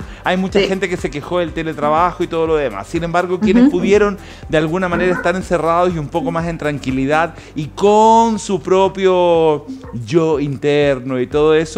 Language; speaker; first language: Spanish; native; Spanish